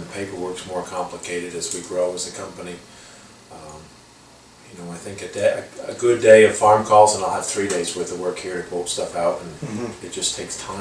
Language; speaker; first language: English; native; English